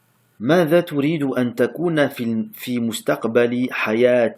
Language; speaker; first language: Arabic; non-native, fluent; French